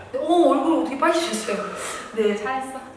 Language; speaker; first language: Korean; native; Korean